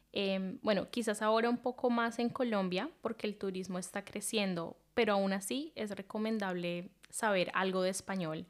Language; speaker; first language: Spanish; native; Spanish